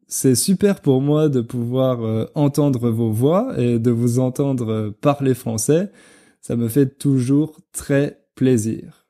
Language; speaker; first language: French; native; French